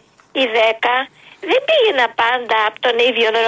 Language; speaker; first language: Greek; early bilingual, heritage; Greek